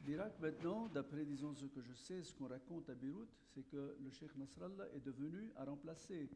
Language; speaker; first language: French; non-native, local second language; Arabic